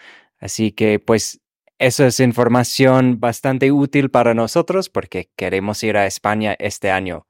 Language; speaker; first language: Spanish; non-native, fluent; English